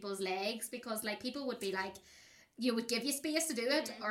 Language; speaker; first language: English; native; English